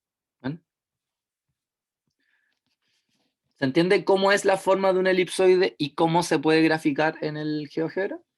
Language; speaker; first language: Spanish; native; Spanish